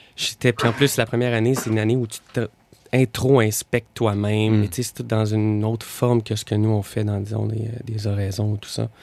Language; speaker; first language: French; native; French